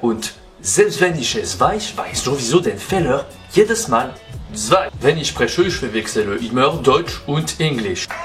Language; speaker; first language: German; non-native, learner; French